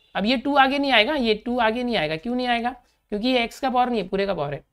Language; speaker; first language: Hindi; native; Hindi